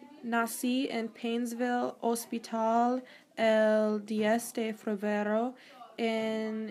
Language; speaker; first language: Spanish; non-native, learner; English